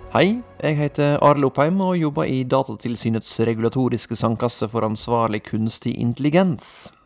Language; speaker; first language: Norwegian; native; Norwegian